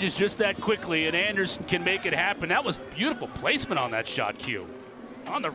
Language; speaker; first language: English; native; English